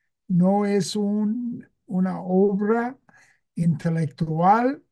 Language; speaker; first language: Spanish; non-native, fluent; English